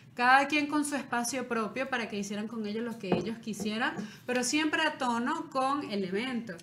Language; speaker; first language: Spanish; native; Spanish